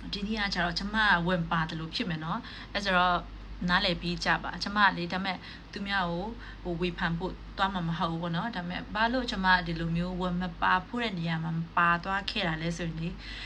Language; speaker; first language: Burmese; non-native, local second language; Mizo